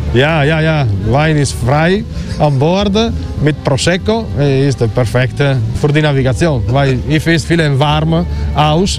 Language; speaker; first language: German; non-native, learner; Italian